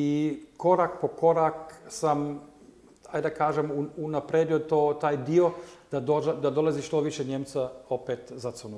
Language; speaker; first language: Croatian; non-native, learner; German